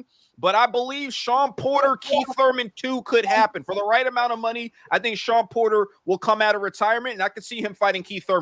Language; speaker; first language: English; native; English